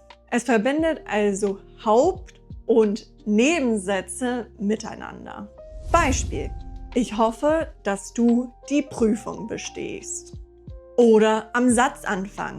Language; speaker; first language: German; non-native, fluent; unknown